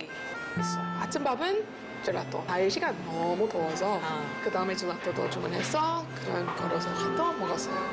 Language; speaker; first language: Korean; non-native, learner; English